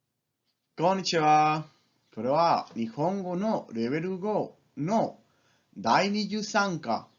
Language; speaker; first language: Japanese; non-native, fluent; Spanish